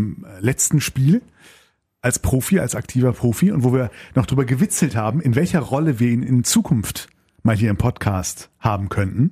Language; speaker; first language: German; native; German